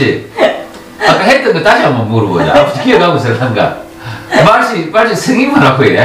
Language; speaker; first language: Korean; native; Korean